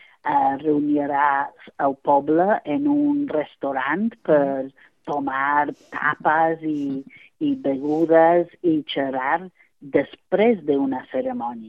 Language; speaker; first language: Catalan; non-native, fluent; English